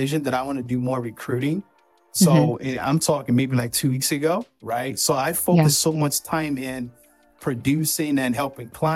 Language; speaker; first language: English; non-native, local second language; Yoruba